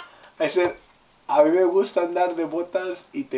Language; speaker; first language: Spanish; early bilingual, heritage; Spanish